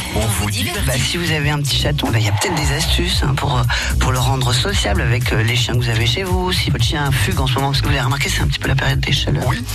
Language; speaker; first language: French; native; French